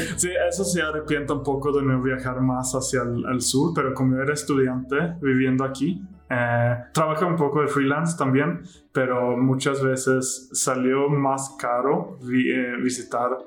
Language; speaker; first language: Spanish; non-native, fluent; Swedish